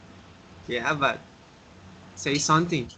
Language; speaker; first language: English; non-native, learner; Spanish